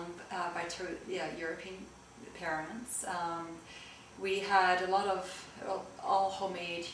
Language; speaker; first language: English; early bilingual, other home language; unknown